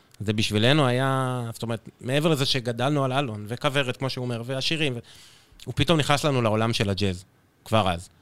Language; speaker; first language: Hebrew; native; Hebrew